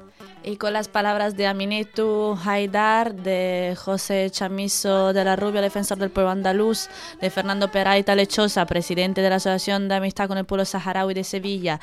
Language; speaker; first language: Spanish; native; Spanish